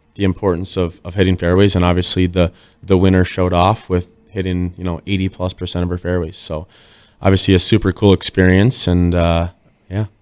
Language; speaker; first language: English; native; English